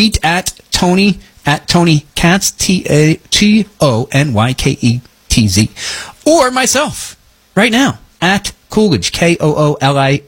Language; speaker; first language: English; native; English